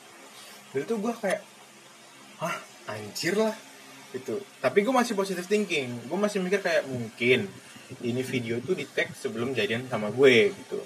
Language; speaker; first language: Indonesian; native; Indonesian